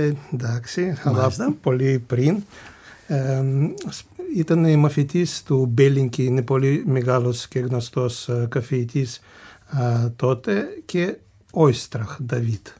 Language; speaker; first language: Greek; non-native, fluent; Russian